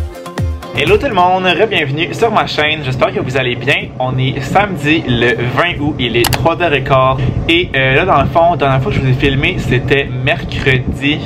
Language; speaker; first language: French; native; French